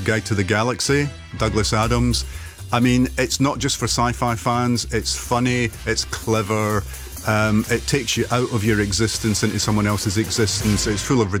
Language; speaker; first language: English; native; English